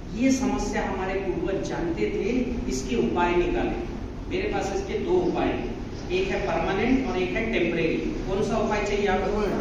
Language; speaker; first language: Hindi; non-native, local second language; Marathi